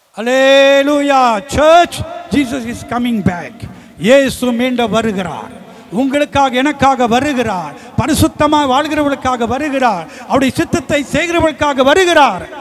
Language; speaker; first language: Tamil; early bilingual, heritage; Tamil